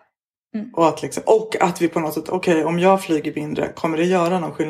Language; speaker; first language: Swedish; native; Swedish